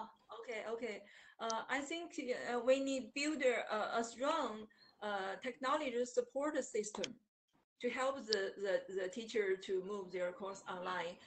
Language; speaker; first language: English; non-native, learner; Chinese